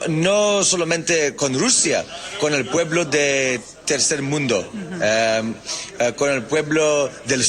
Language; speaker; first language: Spanish; non-native, learner; English